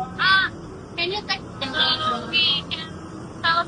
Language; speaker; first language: English; non-native, learner; Indonesian